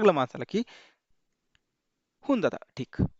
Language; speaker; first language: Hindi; non-native, local second language; Marathi